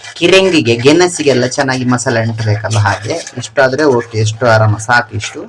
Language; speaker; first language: Kannada; non-native, local second language; Tulu